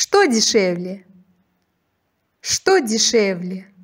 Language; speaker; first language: Russian; non-native, local second language; Uzbek